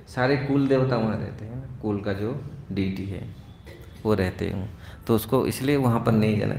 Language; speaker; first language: Hindi; non-native, local second language; Odia